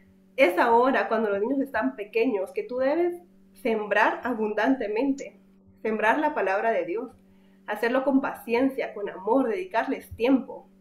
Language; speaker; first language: Spanish; native; Spanish